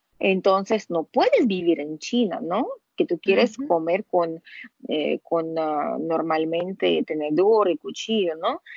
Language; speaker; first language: Spanish; non-native, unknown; Russian